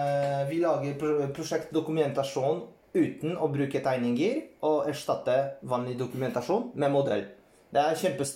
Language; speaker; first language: Swedish; non-native, fluent; Polish